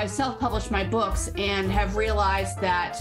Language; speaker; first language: English; native; English